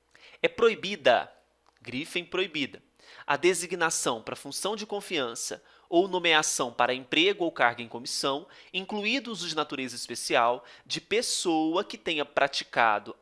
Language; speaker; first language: Portuguese; native; Portuguese